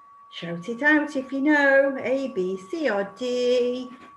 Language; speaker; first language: English; native; English